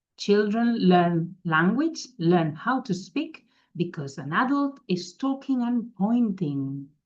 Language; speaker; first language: English; non-native, fluent; Catalan